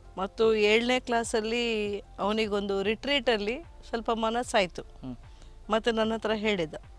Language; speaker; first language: Kannada; non-native, local second language; Konkani